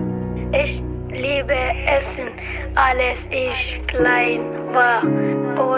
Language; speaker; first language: German; non-native, learner; Arabic